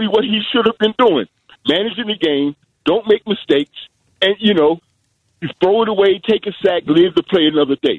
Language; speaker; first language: English; native; English